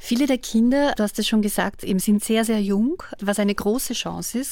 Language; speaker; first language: German; native; German